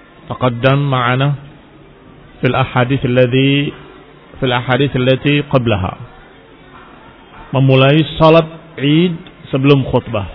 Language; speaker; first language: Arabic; non-native, fluent; Indonesian